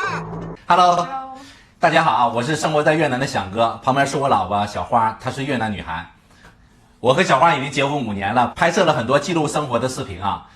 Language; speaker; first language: Chinese; native; Chinese